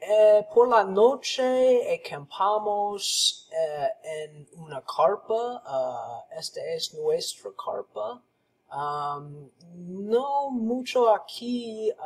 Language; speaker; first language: Spanish; non-native, learner; English